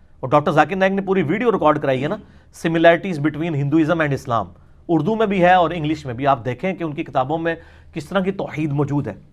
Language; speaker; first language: Urdu; non-native, local second language; Punjabi